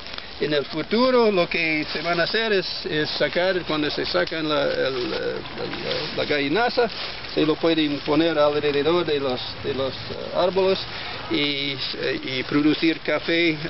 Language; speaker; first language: Spanish; non-native, fluent; English